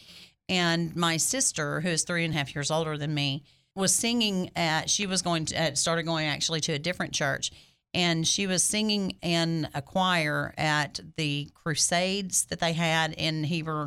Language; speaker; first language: English; native; English